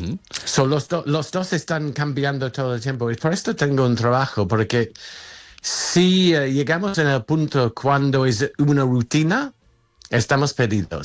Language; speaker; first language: Spanish; non-native, fluent; English